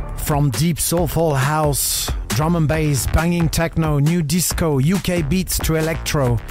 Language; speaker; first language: English; non-native, fluent; French